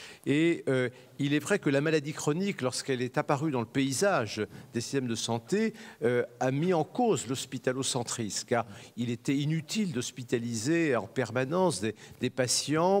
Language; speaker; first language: French; native; French